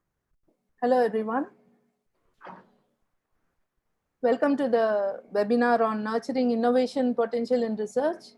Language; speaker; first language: English; non-native, local second language; Tamil